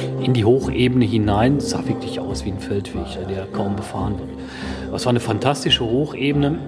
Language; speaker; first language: German; native; German